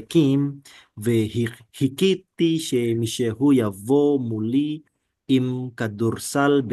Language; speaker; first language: Hebrew; non-native, learner; Indonesian